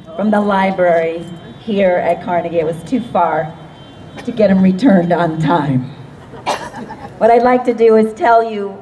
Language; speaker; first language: English; native; English